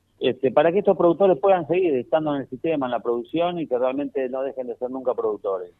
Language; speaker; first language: Spanish; native; Spanish